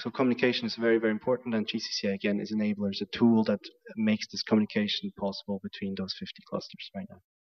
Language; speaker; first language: English; non-native, fluent; German